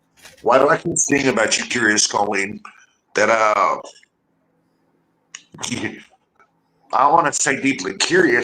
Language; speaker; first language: English; native; English